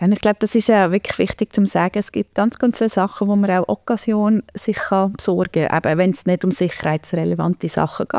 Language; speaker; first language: German; native; German